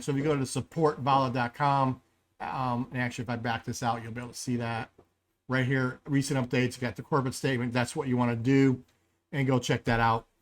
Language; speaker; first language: English; native; English